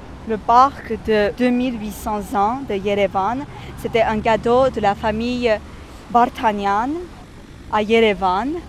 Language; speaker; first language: French; non-native, fluent; Armenian